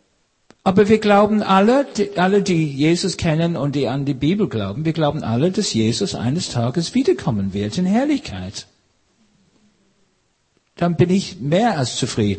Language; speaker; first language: German; non-native, fluent; English